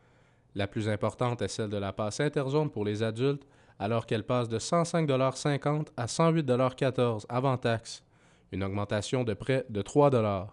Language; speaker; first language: French; native; French